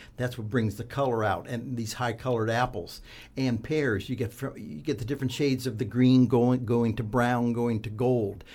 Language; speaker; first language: English; native; English